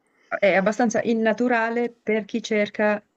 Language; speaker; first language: Italian; native; Italian